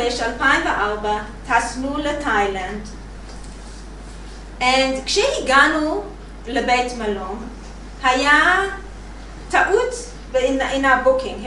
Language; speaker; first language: Hebrew; non-native, learner; English